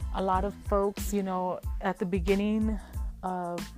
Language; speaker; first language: English; early bilingual, other home language; Spanish